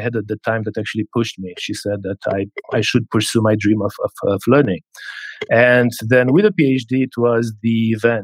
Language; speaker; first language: English; non-native, fluent; Romanian